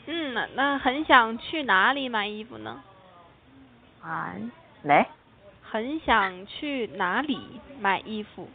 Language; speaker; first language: Chinese; non-native, fluent; Korean